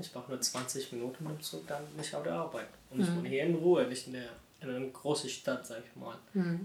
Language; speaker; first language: German; non-native, learner; Arabic